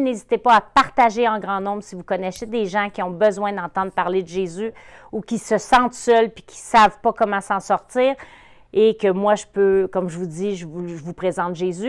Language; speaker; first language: French; native; French